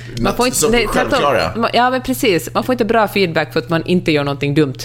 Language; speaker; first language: Swedish; native; Swedish